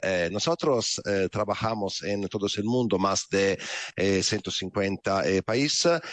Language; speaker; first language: Spanish; non-native, learner; Italian